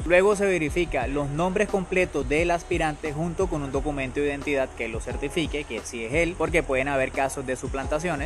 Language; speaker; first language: Spanish; native; Spanish